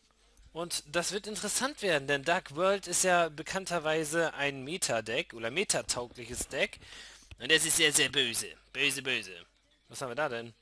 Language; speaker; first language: German; native; German